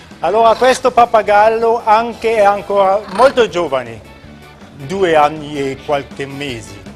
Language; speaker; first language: Italian; non-native, local second language; German